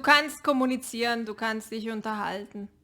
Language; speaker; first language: German; non-native, fluent; Spanish